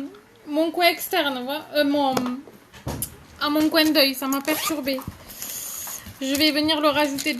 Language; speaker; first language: French; native; French